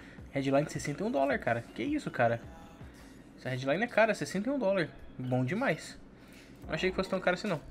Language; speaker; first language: Portuguese; native; Portuguese